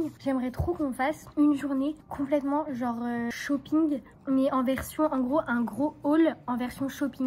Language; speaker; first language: French; native; French